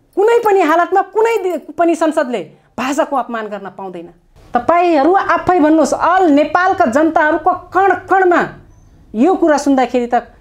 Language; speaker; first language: Nepali; non-native, local second language; Dangaura Tharu